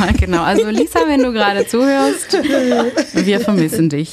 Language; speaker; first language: German; non-native, fluent; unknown